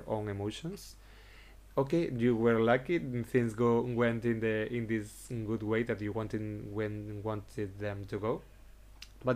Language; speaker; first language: English; non-native, fluent; Spanish